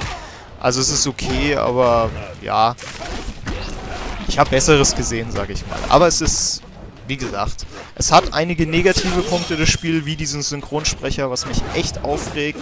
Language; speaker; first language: German; native; German